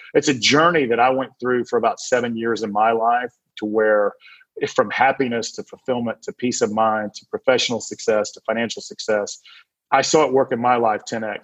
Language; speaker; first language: English; native; English